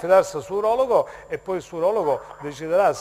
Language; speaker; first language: Italian; native; Italian